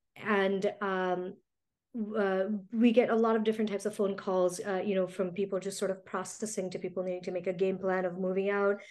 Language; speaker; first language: English; early bilingual, other home language; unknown